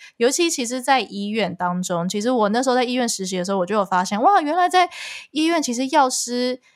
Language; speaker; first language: Chinese; early bilingual, heritage; Chinese